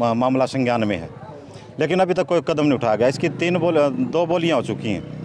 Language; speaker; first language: Hindi; native; Hindi